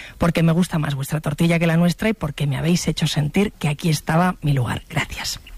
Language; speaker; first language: Spanish; native; Spanish